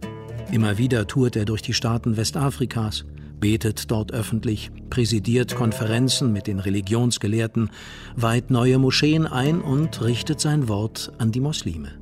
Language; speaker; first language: German; native; German